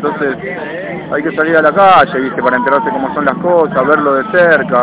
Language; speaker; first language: Spanish; native; Spanish